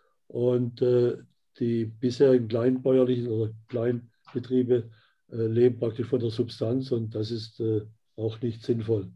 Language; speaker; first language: German; native; German